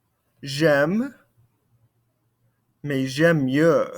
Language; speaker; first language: French; non-native, fluent; English